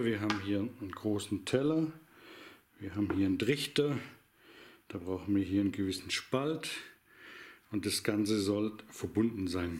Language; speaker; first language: German; native; German